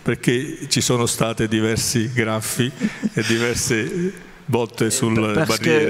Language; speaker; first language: Italian; native; Italian